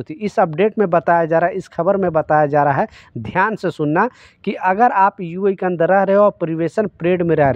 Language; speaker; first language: Hindi; native; Hindi